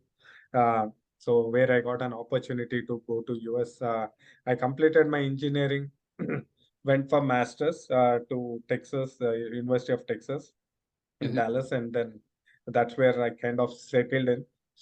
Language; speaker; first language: English; non-native, local second language; Telugu